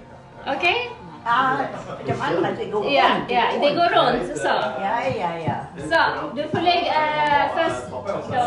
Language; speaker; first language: Swedish; early bilingual, other home language; Cebuano